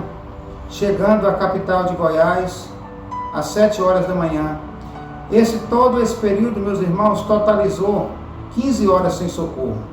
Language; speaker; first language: Portuguese; native; Portuguese